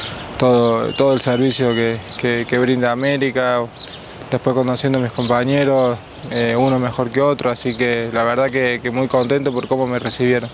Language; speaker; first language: Spanish; native; Spanish